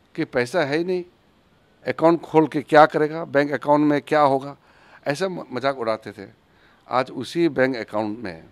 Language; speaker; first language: Hindi; native; Hindi